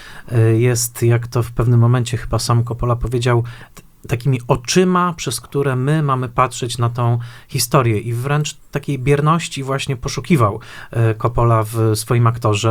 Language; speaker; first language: Polish; native; Polish